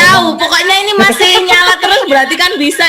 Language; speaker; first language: Indonesian; native; Indonesian